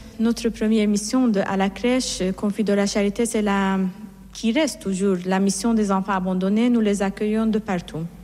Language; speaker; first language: French; non-native, fluent; Persian